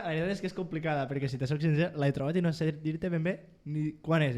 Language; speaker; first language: Catalan; native; Catalan